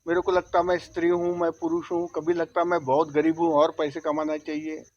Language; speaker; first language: Hindi; non-native, local second language; Marathi